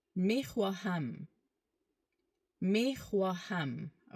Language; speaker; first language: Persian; early bilingual, heritage; Persian